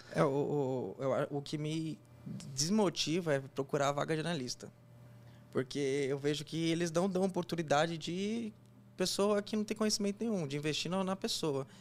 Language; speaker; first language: Portuguese; native; Portuguese